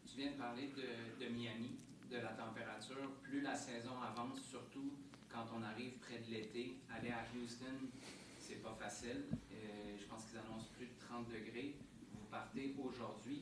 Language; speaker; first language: French; native; French